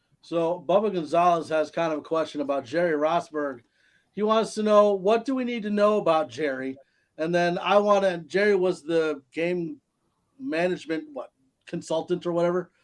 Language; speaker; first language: English; native; English